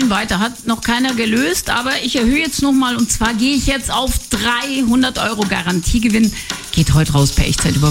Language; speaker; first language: German; native; German